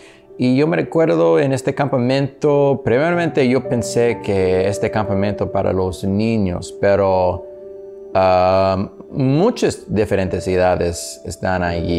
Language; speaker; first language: Spanish; non-native, learner; English